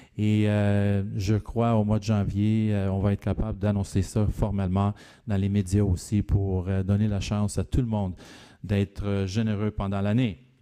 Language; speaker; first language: French; native; French